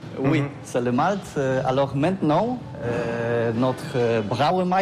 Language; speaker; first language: French; non-native, learner; Polish